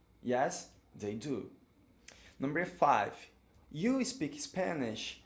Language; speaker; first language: English; non-native, fluent; Portuguese